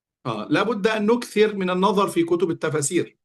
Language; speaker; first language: Arabic; native; Arabic